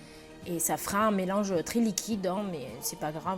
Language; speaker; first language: French; native; French